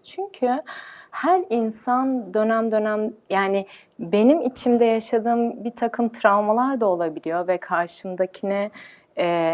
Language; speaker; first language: Turkish; early bilingual, heritage; Turkish